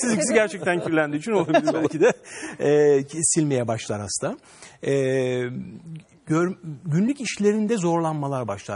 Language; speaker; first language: Turkish; native; Turkish